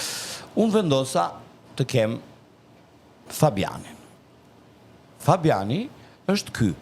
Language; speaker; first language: Albanian; native; Albanian